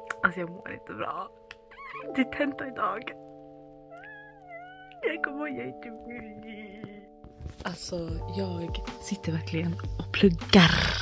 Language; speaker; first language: Swedish; early bilingual, other home language; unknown